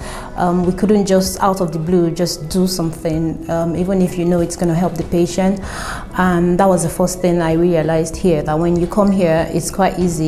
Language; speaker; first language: English; non-native, local second language; Yoruba